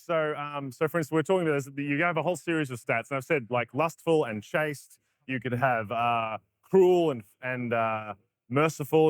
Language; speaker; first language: English; native; English